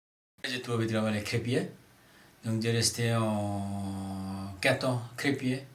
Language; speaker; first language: French; non-native, learner; Bangla